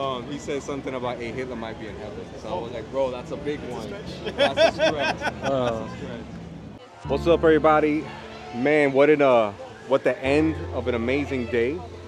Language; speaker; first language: English; early bilingual, other home language; Spanish